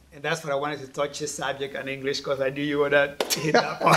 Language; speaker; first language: English; non-native, fluent; Spanish